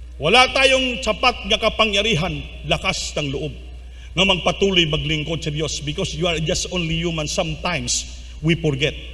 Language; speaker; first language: Filipino; non-native, local second language; Cebuano